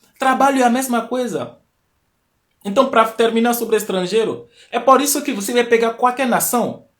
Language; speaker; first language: Portuguese; non-native, fluent; Fon